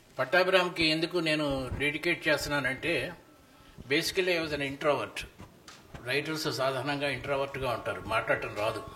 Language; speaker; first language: Telugu; native; Telugu